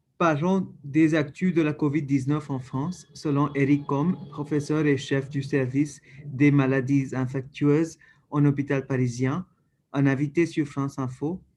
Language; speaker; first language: French; non-native, learner; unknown